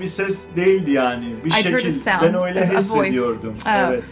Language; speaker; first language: Turkish; non-native, fluent; Azerbaijani